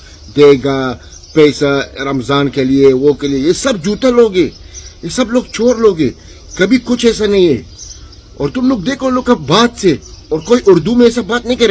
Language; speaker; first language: Hindi; non-native, fluent; Arabic